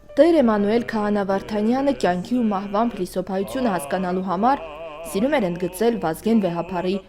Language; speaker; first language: Armenian; native; Armenian